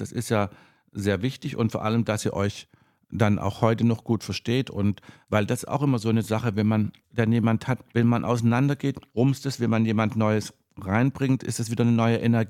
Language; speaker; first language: German; native; German